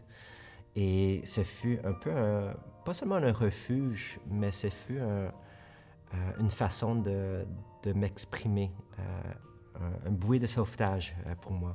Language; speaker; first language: French; early bilingual, other home language; Korean